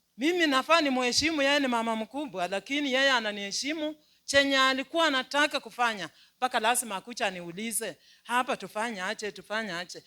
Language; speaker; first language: Swahili; non-native, local second language; Luyia